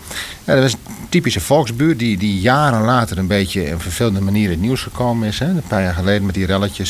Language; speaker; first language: Dutch; native; Dutch